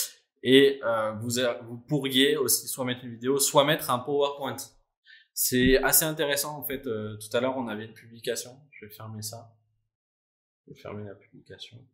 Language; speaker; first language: French; native; French